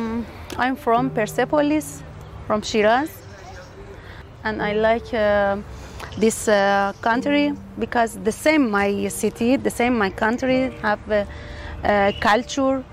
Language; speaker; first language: English; non-native, learner; Persian